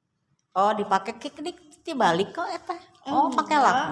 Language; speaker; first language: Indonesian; non-native, local second language; Sundanese